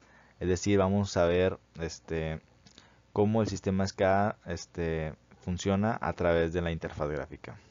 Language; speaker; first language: Spanish; native; Spanish